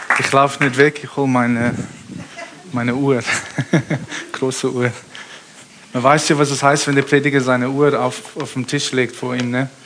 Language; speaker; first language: German; early bilingual, heritage; German